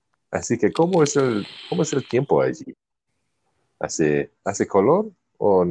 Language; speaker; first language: Spanish; non-native, learner; English